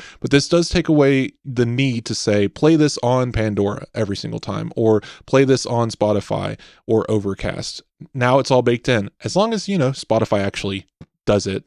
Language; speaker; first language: English; native; English